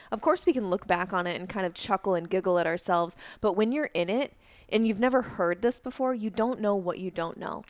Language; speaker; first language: English; native; English